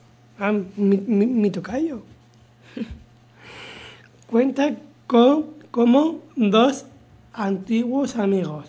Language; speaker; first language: Spanish; native; Spanish